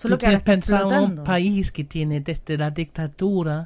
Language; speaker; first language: Spanish; non-native, learner; German